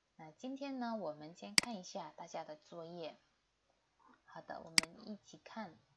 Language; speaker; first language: Chinese; non-native, fluent; Indonesian